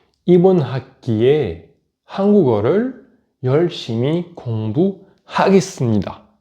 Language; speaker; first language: Korean; non-native, fluent; French